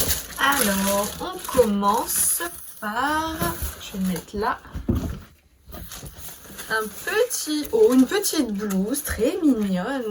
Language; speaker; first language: French; native; French